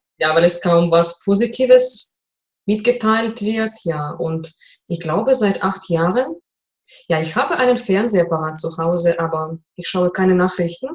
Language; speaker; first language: German; non-native, fluent; Russian